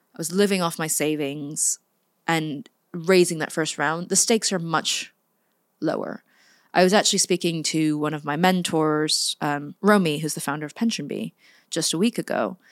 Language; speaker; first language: English; native; English